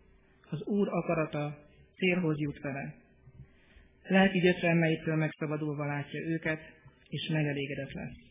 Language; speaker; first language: Hungarian; native; Hungarian